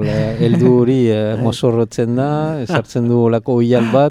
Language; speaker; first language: Basque; native; Basque